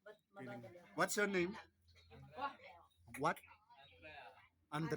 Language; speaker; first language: English; non-native, local second language; Filipino